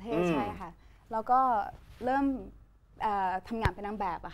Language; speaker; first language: Thai; non-native, fluent; Portuguese